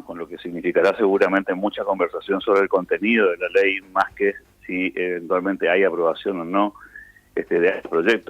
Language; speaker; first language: Spanish; native; Spanish